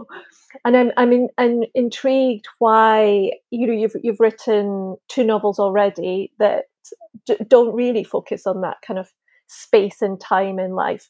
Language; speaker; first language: English; native; English